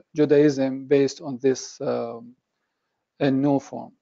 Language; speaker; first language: English; non-native, fluent; Arabic